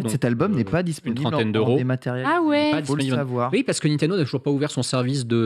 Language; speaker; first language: French; native; French